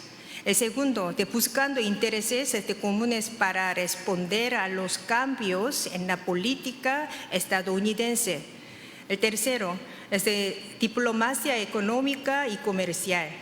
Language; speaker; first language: Spanish; non-native, fluent; Korean